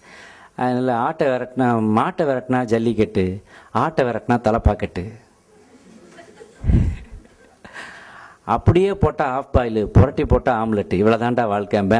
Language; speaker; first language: Tamil; native; Tamil